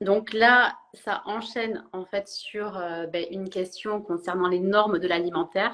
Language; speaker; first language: French; native; French